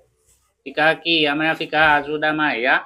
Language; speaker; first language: Portuguese; non-native, learner; Vietnamese